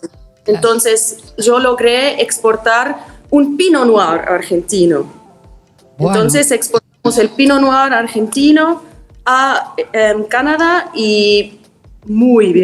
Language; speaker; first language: Spanish; non-native, fluent; German